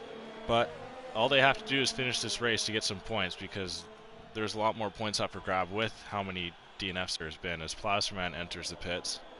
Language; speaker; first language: English; native; English